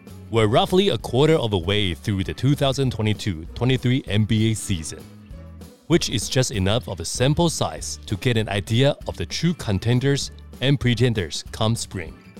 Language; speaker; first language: English; non-native, fluent; Chinese